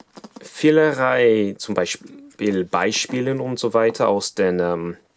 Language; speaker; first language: German; non-native, fluent; English